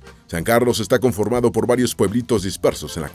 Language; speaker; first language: Spanish; native; Spanish